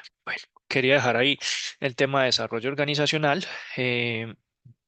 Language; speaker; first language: Spanish; native; Spanish